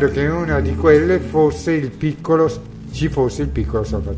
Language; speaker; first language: Italian; native; Italian